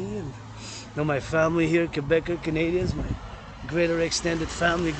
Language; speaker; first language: English; non-native, local second language; French